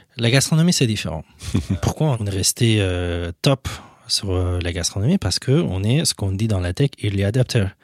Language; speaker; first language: French; non-native, fluent; Persian